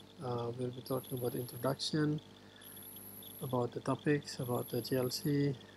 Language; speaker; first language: English; non-native, fluent; Indonesian